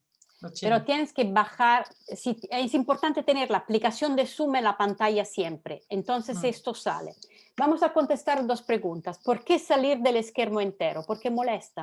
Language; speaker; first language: Spanish; non-native, fluent; Italian